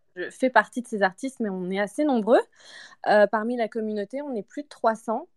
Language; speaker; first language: French; native; French